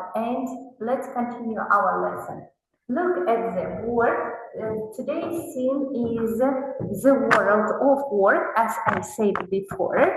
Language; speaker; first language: English; non-native, fluent; Kazakh